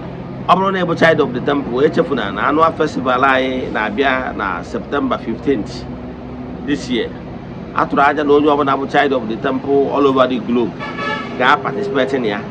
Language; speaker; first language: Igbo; native; Igbo